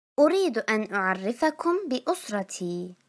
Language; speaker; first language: Arabic; non-native, learner; Turkish